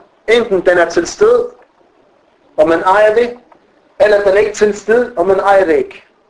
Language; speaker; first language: Danish; non-native, fluent; Arabic